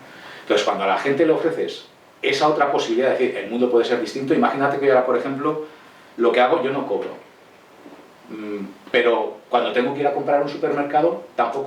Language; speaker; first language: Spanish; native; Spanish